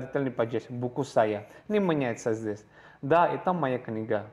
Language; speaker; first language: Russian; non-native, learner; Javanese